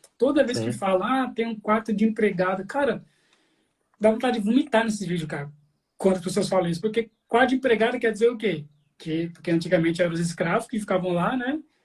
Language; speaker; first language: Portuguese; native; Portuguese